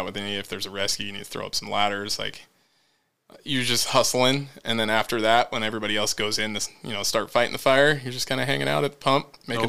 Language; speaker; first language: English; native; English